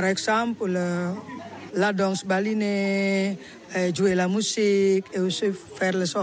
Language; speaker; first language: French; non-native, learner; Indonesian